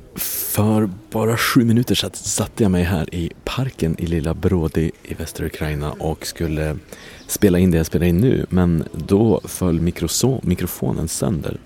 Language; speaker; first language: Swedish; non-native, fluent; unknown